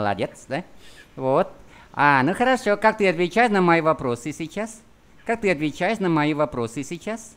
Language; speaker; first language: Russian; non-native, fluent; Vietnamese